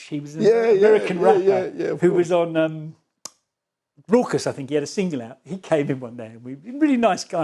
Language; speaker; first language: English; native; English